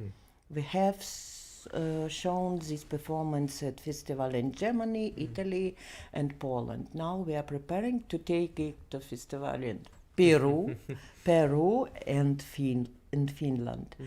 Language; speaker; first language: English; non-native, learner; Belarusian